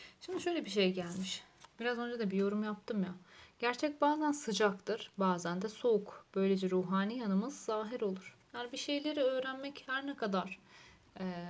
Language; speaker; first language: Turkish; native; Turkish